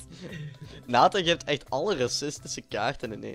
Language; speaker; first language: Dutch; native; Dutch